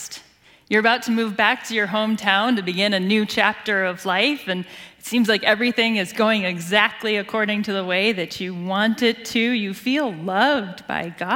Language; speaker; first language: English; native; English